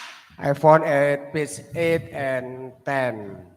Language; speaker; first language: English; non-native, learner; Indonesian